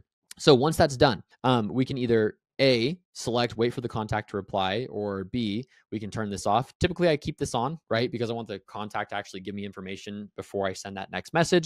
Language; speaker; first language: English; native; English